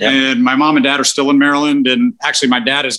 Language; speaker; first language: English; native; English